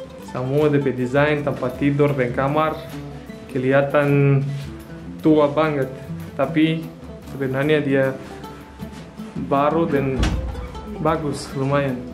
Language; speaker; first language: Indonesian; non-native, fluent; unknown